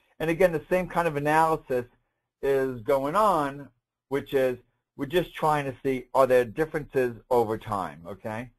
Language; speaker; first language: English; native; English